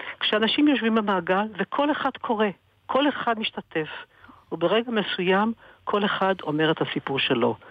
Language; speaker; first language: Hebrew; native; Hebrew